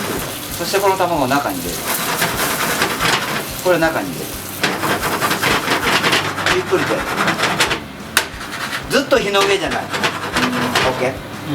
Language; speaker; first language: Japanese; native; Japanese